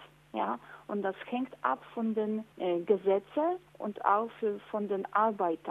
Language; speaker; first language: German; non-native, learner; Polish